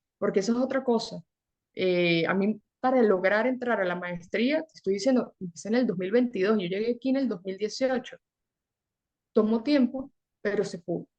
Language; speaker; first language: Spanish; native; Spanish